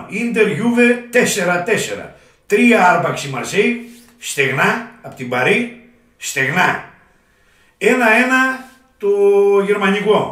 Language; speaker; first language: Greek; native; Greek